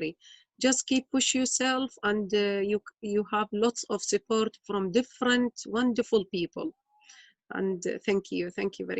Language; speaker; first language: English; non-native, learner; Arabic